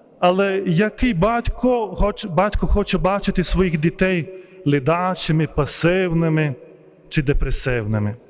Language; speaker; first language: Ukrainian; non-native, fluent; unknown